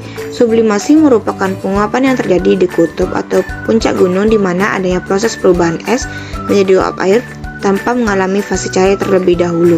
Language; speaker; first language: Indonesian; native; Indonesian